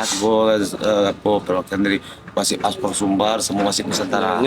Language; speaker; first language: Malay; non-native, local second language; Minangkabau